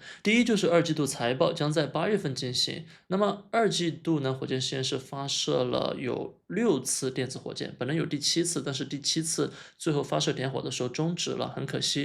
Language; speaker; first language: Chinese; native; Chinese